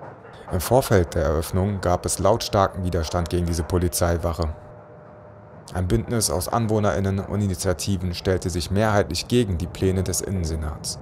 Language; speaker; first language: German; native; German